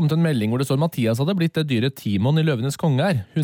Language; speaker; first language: Norwegian; native; Norwegian